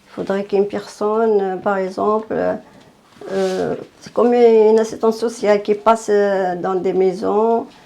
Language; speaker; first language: French; non-native, fluent; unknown